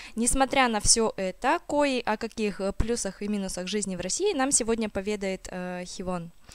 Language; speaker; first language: Russian; native; Russian